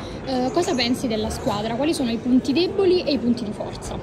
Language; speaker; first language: Italian; native; Italian